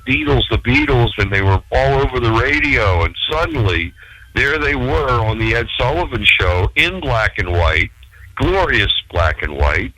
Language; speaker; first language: English; native; English